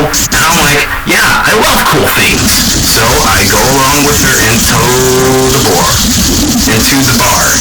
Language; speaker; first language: English; native; English